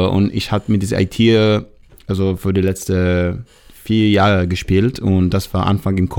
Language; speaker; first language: German; non-native, learner; Hebrew